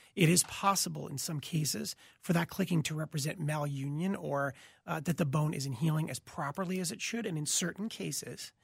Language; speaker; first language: English; native; English